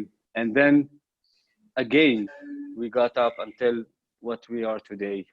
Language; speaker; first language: English; non-native, fluent; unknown